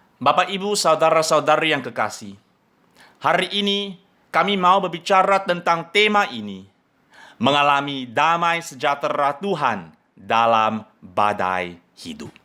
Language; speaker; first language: Indonesian; non-native, fluent; English